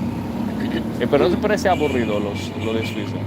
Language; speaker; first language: Spanish; non-native, fluent; English